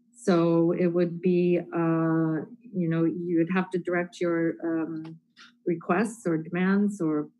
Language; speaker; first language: English; native; English